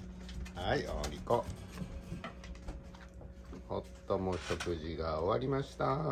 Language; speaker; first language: Japanese; native; Japanese